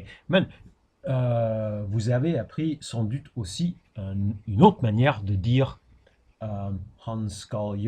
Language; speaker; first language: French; non-native, fluent; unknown